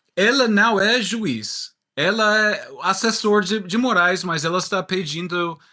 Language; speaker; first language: Portuguese; non-native, learner; English